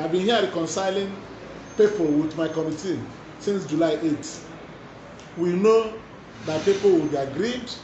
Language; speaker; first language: English; non-native, local second language; Igbo